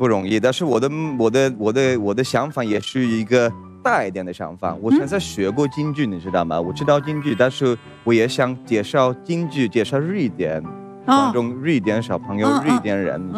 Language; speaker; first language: Chinese; non-native, fluent; Swedish